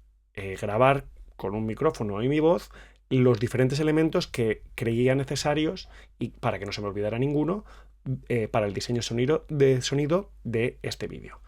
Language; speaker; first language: Spanish; native; Spanish